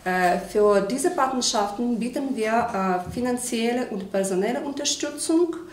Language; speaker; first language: German; non-native, fluent; Ukrainian